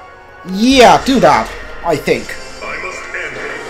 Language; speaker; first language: English; native; English